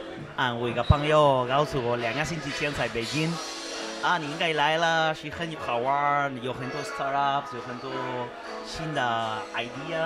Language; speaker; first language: Chinese; non-native, fluent; Spanish